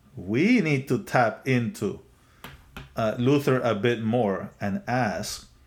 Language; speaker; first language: English; non-native, fluent; Spanish